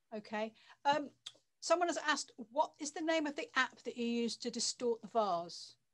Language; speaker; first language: English; native; English